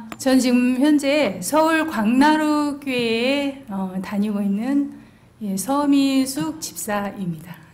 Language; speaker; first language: Korean; native; Korean